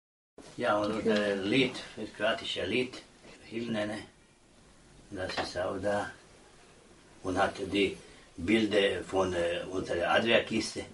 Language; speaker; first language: German; non-native, learner; Croatian